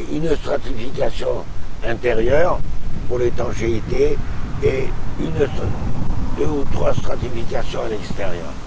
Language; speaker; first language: French; native; French